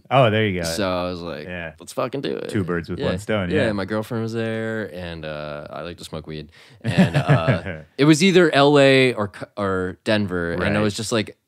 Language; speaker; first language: English; native; English